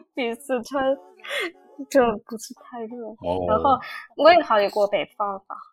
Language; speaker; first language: Chinese; non-native, learner; Vietnamese